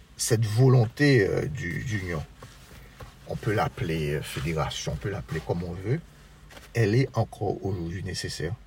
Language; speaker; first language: French; native; French